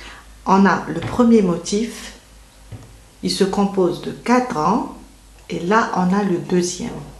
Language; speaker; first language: French; native; French